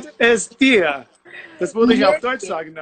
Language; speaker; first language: German; non-native, learner; Polish